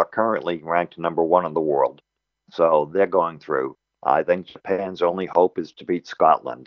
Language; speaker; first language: English; native; English